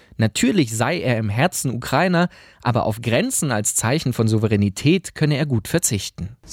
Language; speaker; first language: German; native; German